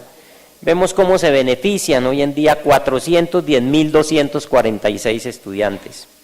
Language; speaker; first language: Spanish; native; Spanish